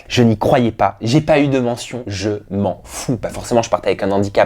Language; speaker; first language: French; native; French